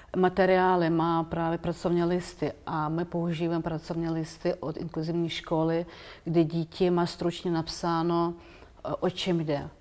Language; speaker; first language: Czech; non-native, fluent; Ukrainian